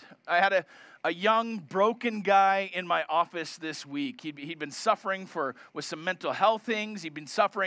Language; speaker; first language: English; native; English